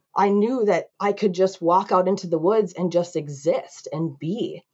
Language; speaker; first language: English; native; English